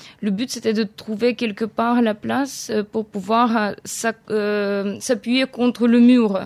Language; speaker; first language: French; non-native, fluent; Ukrainian